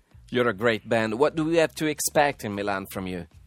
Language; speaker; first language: English; non-native, fluent; Italian